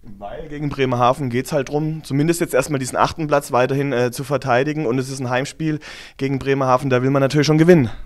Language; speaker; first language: German; native; German